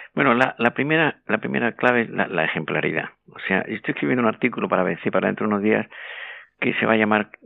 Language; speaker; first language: Spanish; native; Spanish